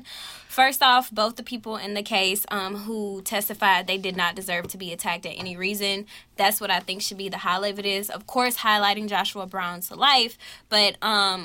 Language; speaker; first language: English; native; English